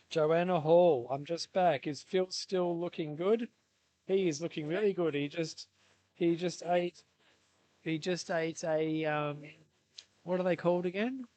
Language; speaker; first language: English; native; English